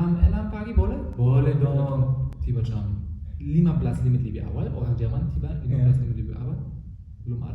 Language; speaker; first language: Indonesian; non-native, fluent; German